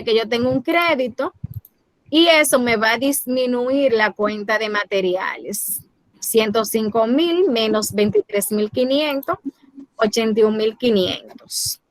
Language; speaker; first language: Spanish; native; Spanish